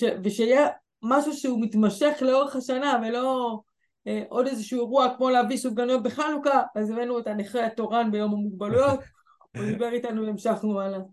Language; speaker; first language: Hebrew; native; Hebrew